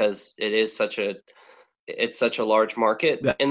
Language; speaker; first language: English; native; English